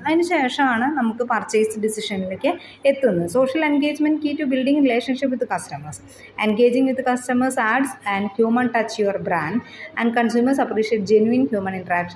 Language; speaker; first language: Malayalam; native; Malayalam